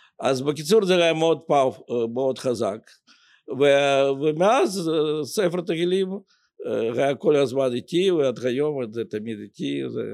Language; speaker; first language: Hebrew; non-native, fluent; Russian